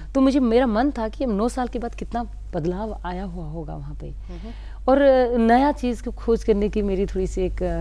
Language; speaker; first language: Hindi; native; Hindi